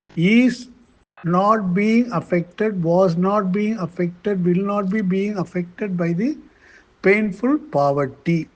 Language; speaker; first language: English; non-native, local second language; Tamil